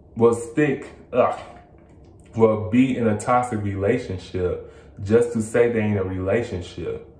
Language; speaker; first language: English; native; English